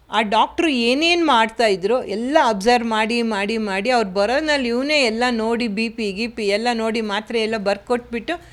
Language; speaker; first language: Kannada; native; Kannada